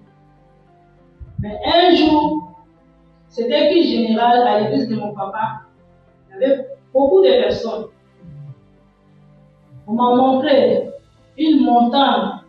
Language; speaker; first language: French; non-native, local second language; Kongo